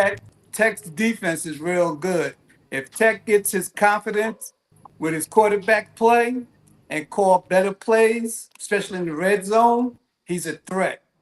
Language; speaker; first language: English; native; English